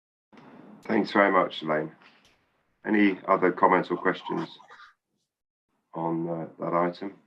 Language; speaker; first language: English; native; English